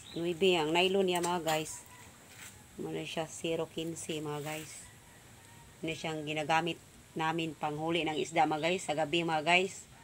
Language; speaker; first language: Filipino; non-native, local second language; Cebuano